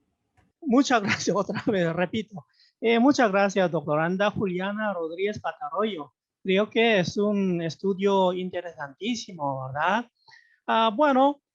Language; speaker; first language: Spanish; non-native, fluent; Korean